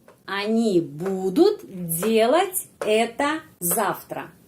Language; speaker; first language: Russian; non-native, fluent; Indonesian